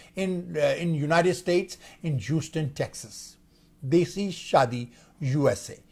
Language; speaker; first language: Urdu; native; Urdu